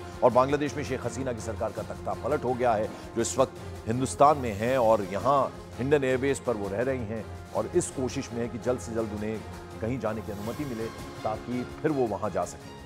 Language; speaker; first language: Hindi; native; Hindi